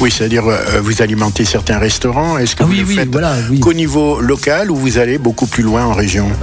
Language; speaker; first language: French; native; French